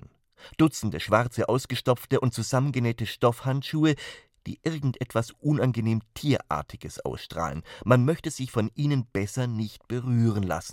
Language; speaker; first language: German; native; German